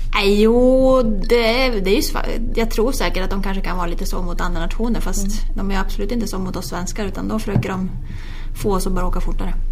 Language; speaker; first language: Swedish; native; Swedish